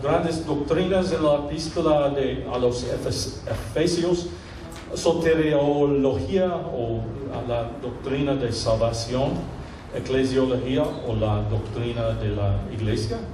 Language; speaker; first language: Spanish; non-native, fluent; English